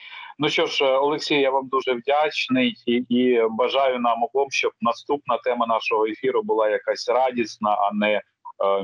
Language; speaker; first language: Ukrainian; native; Ukrainian